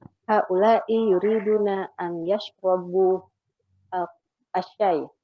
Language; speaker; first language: Arabic; non-native, learner; Indonesian